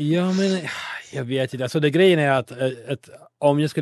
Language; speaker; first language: Swedish; non-native, learner; English